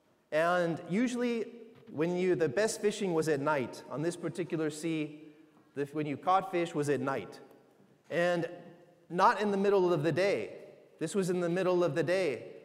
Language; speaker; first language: English; native; English